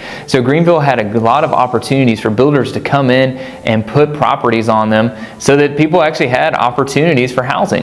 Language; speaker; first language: English; native; English